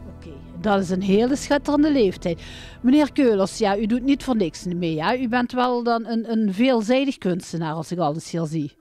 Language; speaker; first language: Dutch; native; Dutch